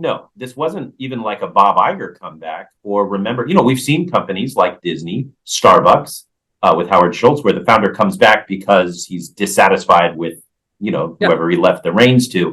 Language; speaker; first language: English; native; English